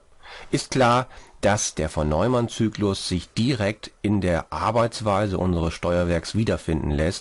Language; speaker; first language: German; native; German